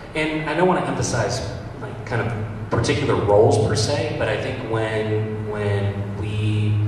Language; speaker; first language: English; native; English